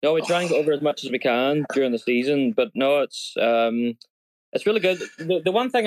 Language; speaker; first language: English; native; English